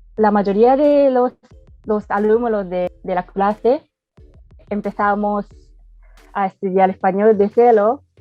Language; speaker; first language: Spanish; non-native, fluent; Japanese